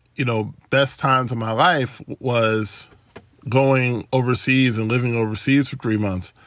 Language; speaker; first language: English; native; English